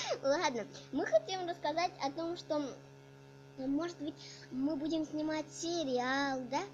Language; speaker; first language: Russian; native; Russian